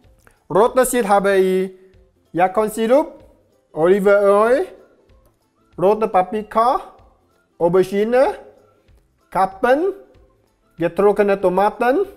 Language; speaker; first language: German; non-native, learner; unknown